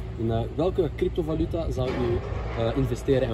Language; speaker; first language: Dutch; native; Dutch